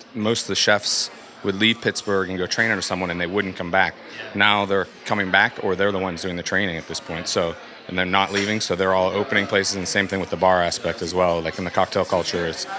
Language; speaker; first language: English; native; English